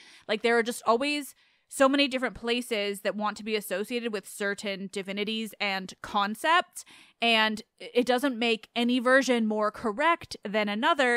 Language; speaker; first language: English; native; English